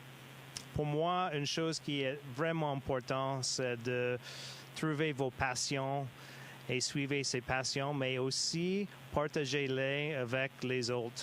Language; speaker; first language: French; non-native, local second language; English